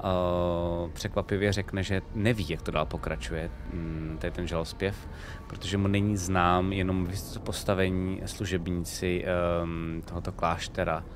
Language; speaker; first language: Czech; native; Czech